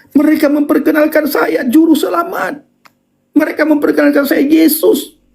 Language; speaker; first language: Indonesian; non-native, local second language; Achinese